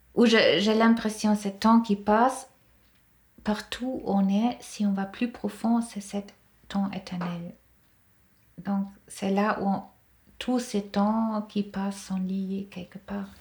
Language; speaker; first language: French; non-native, fluent; German